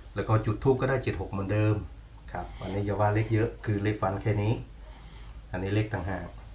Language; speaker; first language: Thai; native; Thai